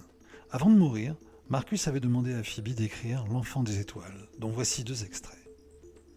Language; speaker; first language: French; native; French